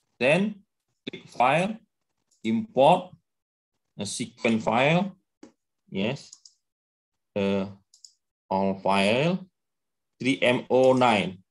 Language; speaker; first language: English; non-native, learner; Indonesian